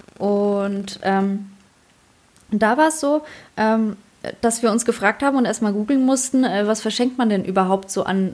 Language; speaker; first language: German; early bilingual, other home language; Polish